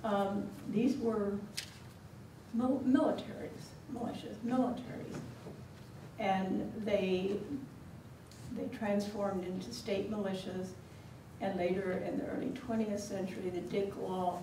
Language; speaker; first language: English; native; English